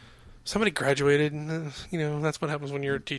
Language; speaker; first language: English; native; English